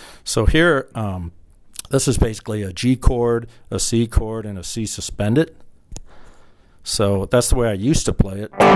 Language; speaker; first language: English; native; English